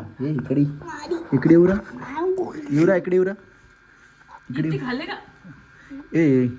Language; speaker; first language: Telugu; non-native, learner; Marwari